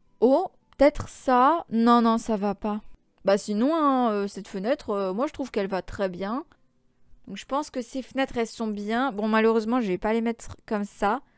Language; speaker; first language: French; native; French